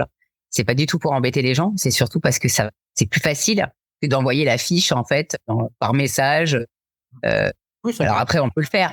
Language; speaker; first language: French; native; French